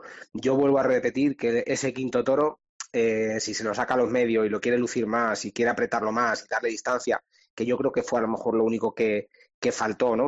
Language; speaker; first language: Spanish; native; Spanish